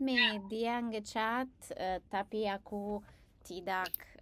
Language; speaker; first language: Indonesian; non-native, learner; English